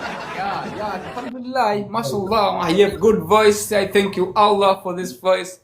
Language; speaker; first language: English; non-native, learner; Swahili